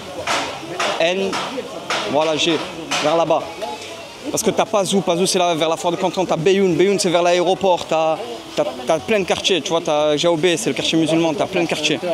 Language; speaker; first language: French; native; French